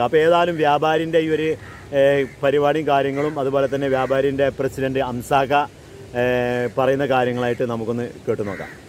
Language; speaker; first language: Malayalam; native; Malayalam